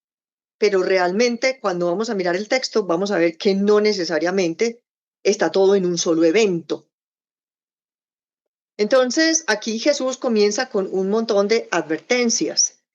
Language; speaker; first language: Spanish; native; Spanish